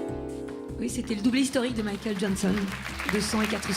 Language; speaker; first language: French; native; French